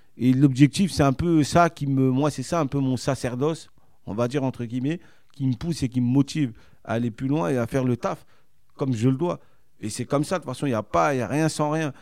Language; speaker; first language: French; native; French